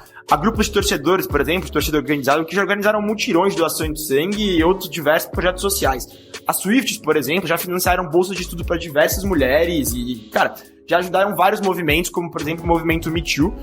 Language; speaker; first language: Portuguese; native; Portuguese